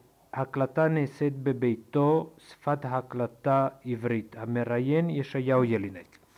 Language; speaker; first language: Hebrew; non-native, fluent; Slovak